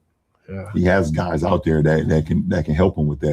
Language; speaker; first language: English; native; English